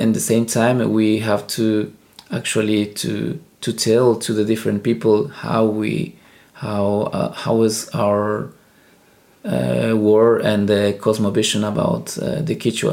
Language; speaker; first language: English; non-native, learner; Spanish